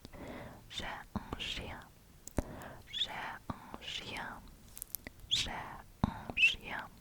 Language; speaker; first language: French; non-native, learner; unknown